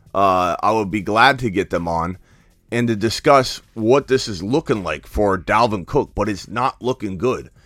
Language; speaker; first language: English; native; English